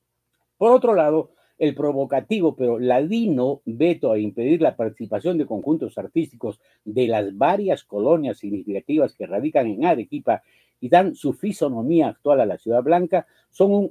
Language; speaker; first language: Spanish; native; Spanish